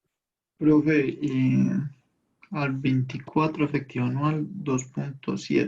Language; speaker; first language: Spanish; native; Spanish